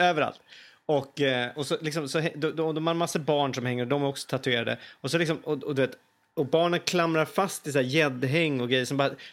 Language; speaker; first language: Swedish; native; Swedish